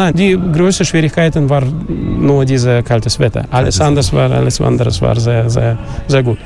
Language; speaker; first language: German; non-native, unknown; Russian